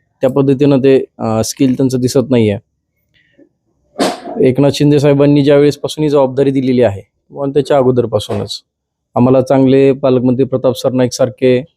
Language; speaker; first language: Marathi; native; Marathi